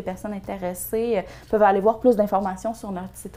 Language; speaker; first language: French; native; French